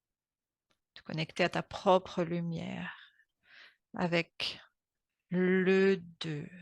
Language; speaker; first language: French; native; French